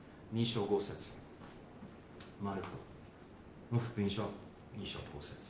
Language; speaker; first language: Japanese; non-native, fluent; English